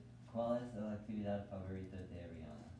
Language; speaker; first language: Spanish; non-native, learner; English